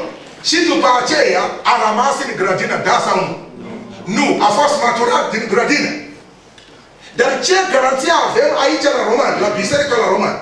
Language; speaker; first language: Romanian; non-native, learner; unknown